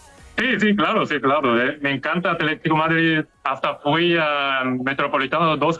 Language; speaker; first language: Spanish; non-native, learner; Korean